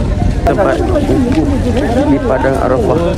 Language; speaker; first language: Malay; native; Malay